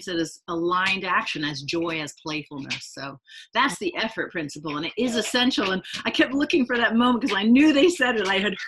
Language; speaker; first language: English; native; English